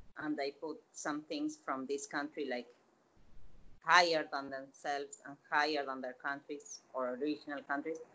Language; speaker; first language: English; non-native, fluent; Spanish